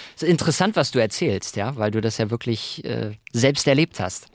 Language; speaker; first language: German; native; German